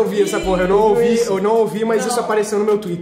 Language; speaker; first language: Portuguese; native; Portuguese